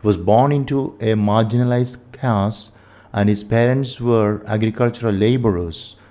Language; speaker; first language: English; non-native, local second language; Malayalam